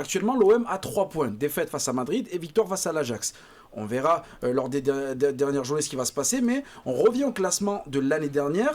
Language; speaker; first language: French; native; French